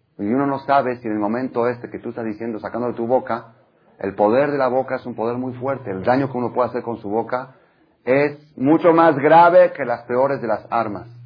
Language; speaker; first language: Spanish; non-native, fluent; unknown